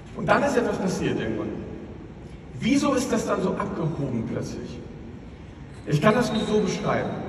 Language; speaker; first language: German; native; German